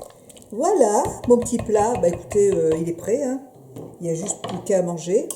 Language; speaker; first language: French; native; French